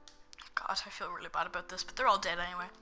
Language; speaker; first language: English; native; English